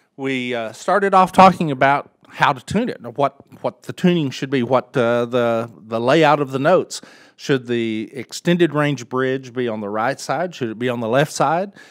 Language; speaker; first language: English; native; English